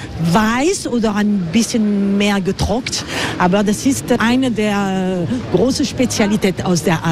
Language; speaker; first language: German; non-native, fluent; French